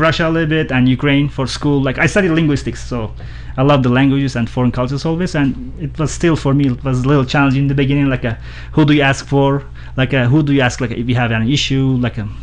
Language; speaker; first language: English; non-native, fluent; Turkish